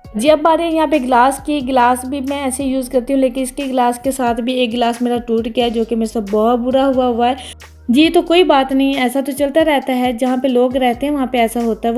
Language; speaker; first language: Urdu; non-native, local second language; Punjabi